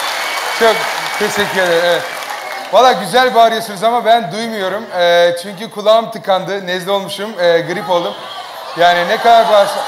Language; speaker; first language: Turkish; native; Turkish